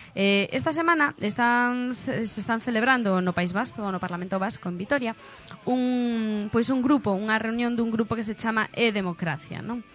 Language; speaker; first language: Galician; non-native, local second language; Spanish